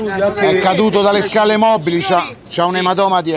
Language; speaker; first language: Italian; native; Italian